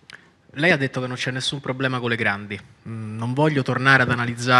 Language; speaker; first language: Italian; native; Italian